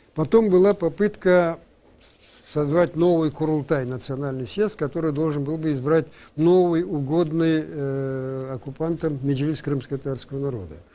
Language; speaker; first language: Russian; non-native, local second language; Crimean Tatar